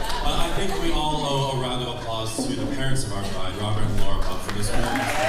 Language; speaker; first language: English; native; English